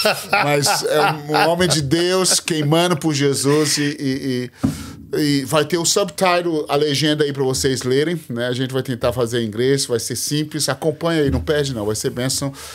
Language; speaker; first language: Portuguese; native; Portuguese